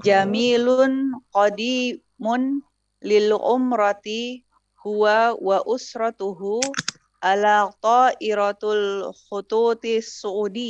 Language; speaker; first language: Arabic; non-native, learner; Indonesian